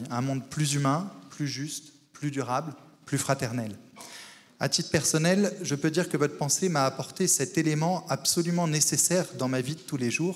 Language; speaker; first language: French; native; French